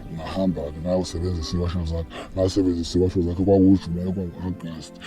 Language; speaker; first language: Zulu; native; Zulu